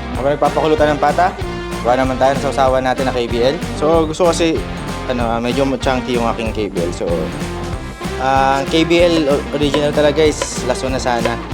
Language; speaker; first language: Filipino; non-native, local second language; Iloko